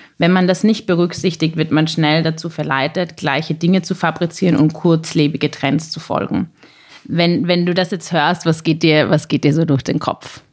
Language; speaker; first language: German; native; German